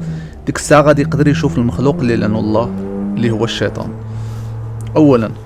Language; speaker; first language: Arabic; native; Arabic